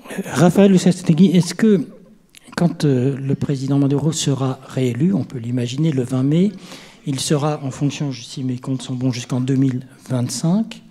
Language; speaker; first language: French; native; French